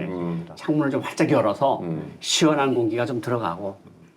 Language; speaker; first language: Korean; native; Korean